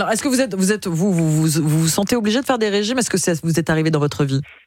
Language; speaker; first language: French; native; French